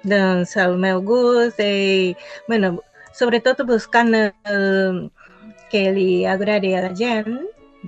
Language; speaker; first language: Catalan; non-native, fluent; Japanese